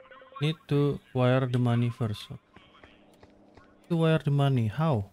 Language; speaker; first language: English; non-native, learner; Indonesian